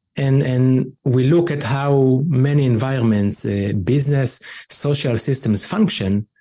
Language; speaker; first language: English; non-native, fluent; Hebrew